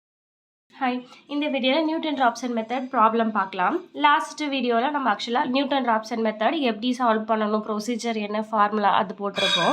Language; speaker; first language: Tamil; native; Tamil